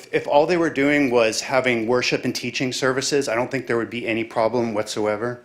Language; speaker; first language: English; native; English